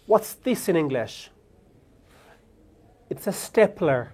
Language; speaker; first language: English; non-native, fluent; Amharic